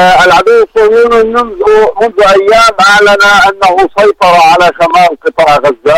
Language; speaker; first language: Arabic; native; Arabic